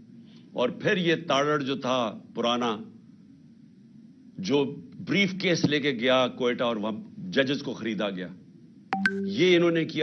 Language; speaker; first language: Urdu; native; Urdu